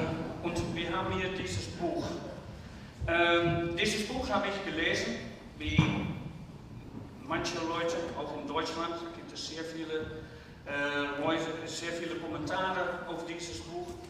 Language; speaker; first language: German; non-native, fluent; Dutch